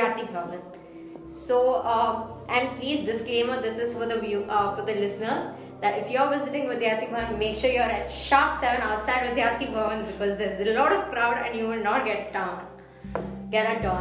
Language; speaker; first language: English; non-native, local second language; Hindi